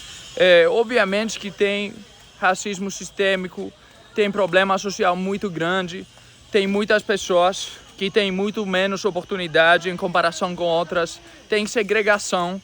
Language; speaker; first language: Portuguese; non-native, fluent; Greek